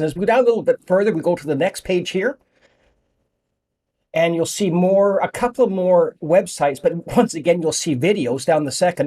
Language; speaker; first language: English; native; English